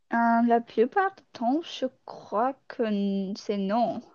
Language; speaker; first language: French; non-native, learner; English